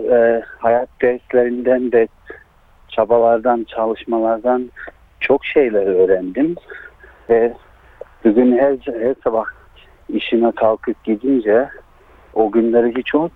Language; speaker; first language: Turkish; early bilingual, heritage; Turkish